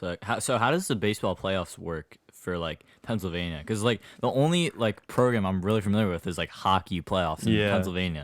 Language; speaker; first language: English; native; English